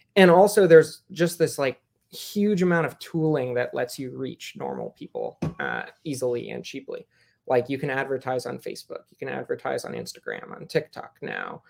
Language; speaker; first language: English; native; English